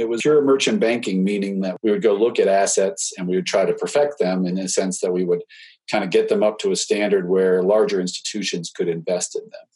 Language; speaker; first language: English; native; English